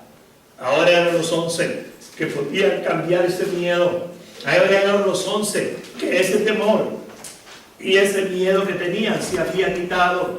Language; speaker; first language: Spanish; native; Spanish